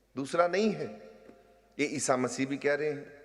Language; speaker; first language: Hindi; non-native, local second language; Punjabi